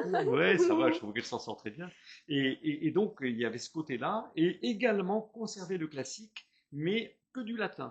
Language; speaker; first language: French; native; French